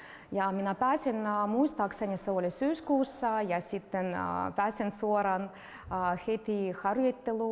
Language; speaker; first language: Finnish; non-native, fluent; Russian